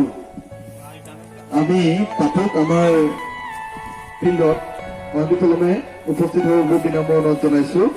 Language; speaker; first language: Assamese; native; Assamese